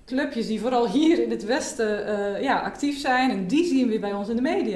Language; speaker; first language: Dutch; native; Dutch